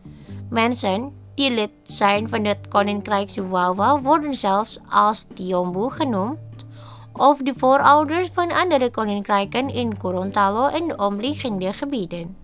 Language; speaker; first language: Dutch; non-native, fluent; Indonesian